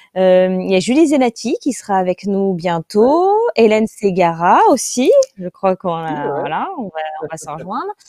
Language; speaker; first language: French; native; French